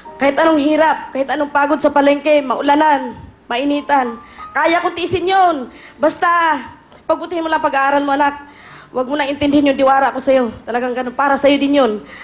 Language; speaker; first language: Filipino; non-native, local second language; Cebuano